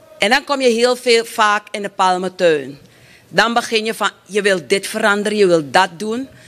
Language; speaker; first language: Dutch; native; Dutch